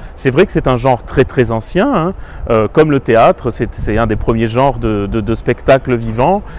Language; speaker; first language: French; native; French